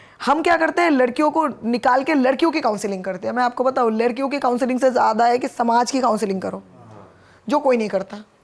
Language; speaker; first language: Hindi; non-native, local second language; Bangla